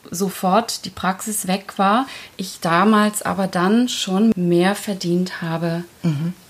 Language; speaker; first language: German; early bilingual, other home language; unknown